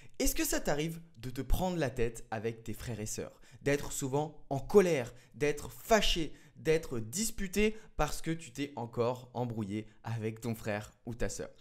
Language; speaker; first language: French; native; French